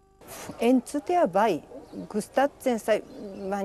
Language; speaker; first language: Basque; non-native, learner; Spanish